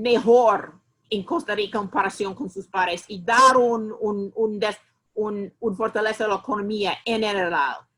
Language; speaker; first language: Spanish; non-native, fluent; English